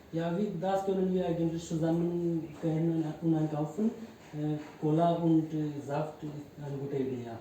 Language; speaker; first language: German; non-native, learner; Hindi